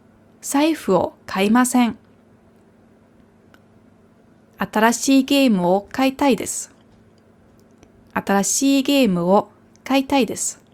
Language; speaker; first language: Japanese; non-native, fluent; German